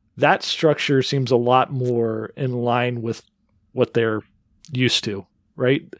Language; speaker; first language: English; native; English